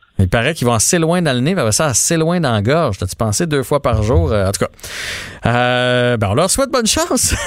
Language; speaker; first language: French; native; French